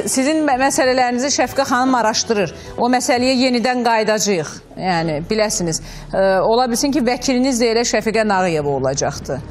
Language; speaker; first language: Azerbaijani; native; Azerbaijani